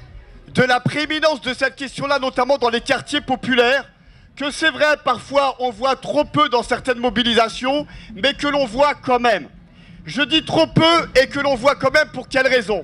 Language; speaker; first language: French; native; French